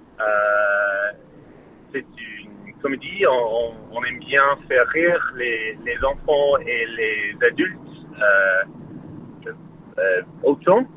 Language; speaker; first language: French; non-native, learner; English